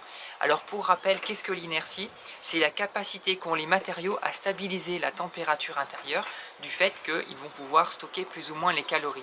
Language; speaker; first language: French; native; French